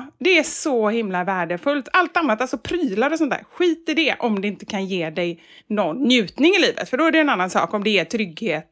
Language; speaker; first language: Swedish; native; Swedish